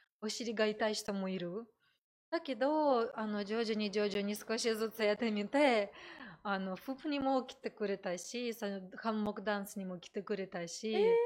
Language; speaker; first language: Japanese; non-native, fluent; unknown